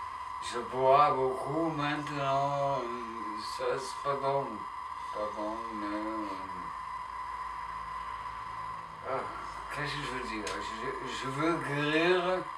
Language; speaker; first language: French; non-native, learner; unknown